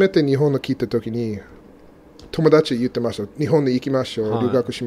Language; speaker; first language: Japanese; non-native, fluent; English